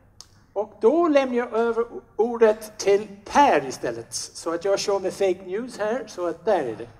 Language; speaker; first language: Swedish; non-native, fluent; English